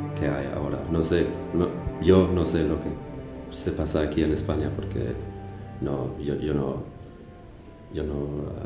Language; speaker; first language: Spanish; non-native, fluent; German